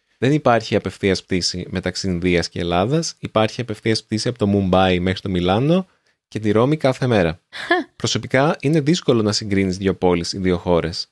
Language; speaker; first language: Greek; native; Greek